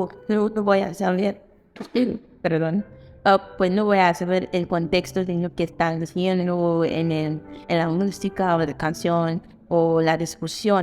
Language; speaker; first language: Spanish; non-native, fluent; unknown